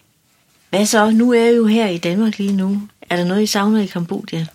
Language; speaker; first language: Danish; native; Danish